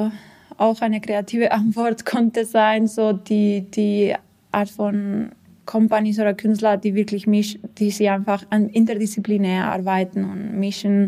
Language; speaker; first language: German; non-native, fluent; Spanish